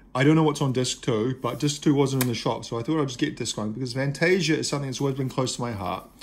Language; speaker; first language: English; native; English